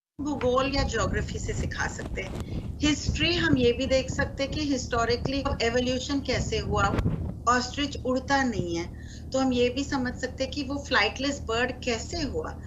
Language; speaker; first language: Hindi; non-native, local second language; Marathi